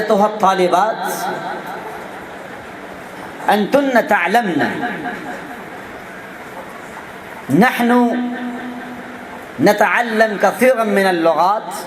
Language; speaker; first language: Arabic; non-native, fluent; Urdu